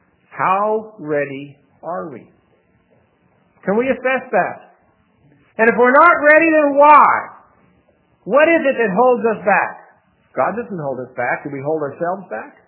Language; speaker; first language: English; native; English